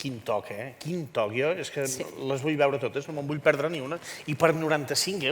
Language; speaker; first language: Catalan; native; Catalan